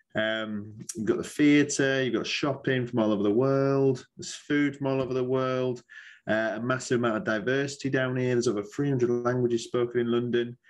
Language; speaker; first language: English; native; English